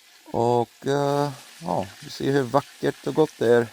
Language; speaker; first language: Swedish; non-native, fluent; English